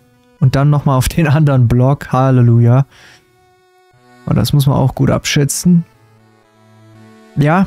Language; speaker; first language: German; native; German